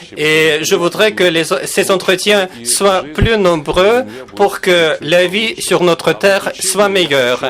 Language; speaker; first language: French; non-native, fluent; Russian